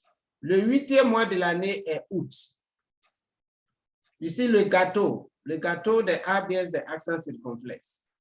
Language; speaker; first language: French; non-native, fluent; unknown